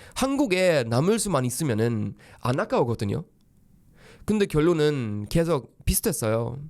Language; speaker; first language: Korean; non-native, fluent; Swedish